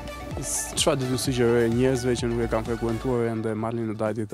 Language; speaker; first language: Albanian; native; Albanian